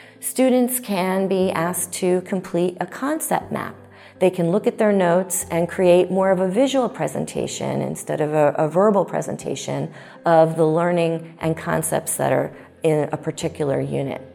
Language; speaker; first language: English; native; English